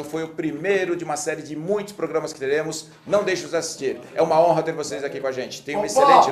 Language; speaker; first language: Portuguese; native; Portuguese